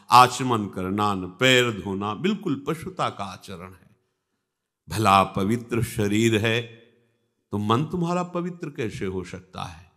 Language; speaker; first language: Hindi; native; Hindi